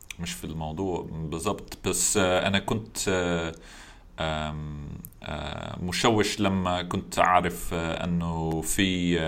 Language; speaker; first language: Arabic; non-native, fluent; English